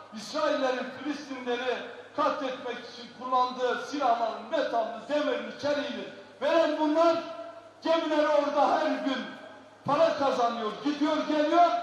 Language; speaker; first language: Turkish; non-native, local second language; Kurdish